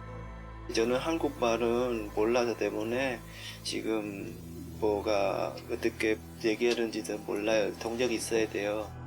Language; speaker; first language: Korean; non-native, learner; Vietnamese